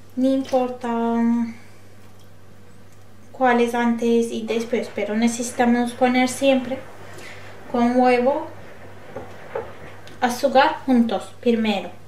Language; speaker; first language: Spanish; non-native, learner; Turkish